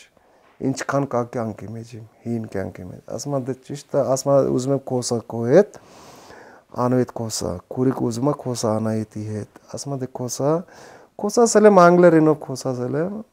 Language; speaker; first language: Armenian; non-native, learner; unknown